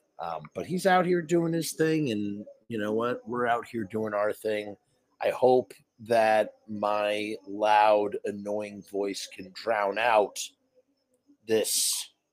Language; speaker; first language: English; native; English